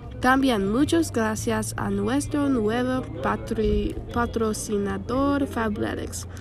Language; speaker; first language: Spanish; non-native, learner; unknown